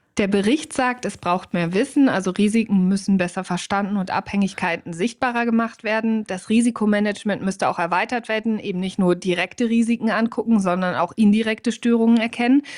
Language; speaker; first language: German; native; German